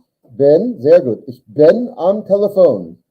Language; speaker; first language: German; non-native, learner; English